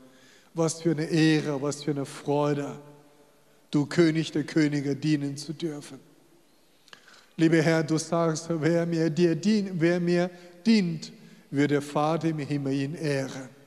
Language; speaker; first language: German; non-native, fluent; Chinese